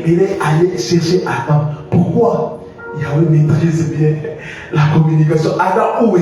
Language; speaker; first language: French; non-native, local second language; Lingala